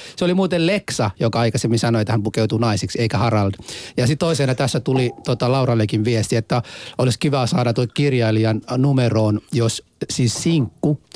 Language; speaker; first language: Finnish; early bilingual, other home language; Somali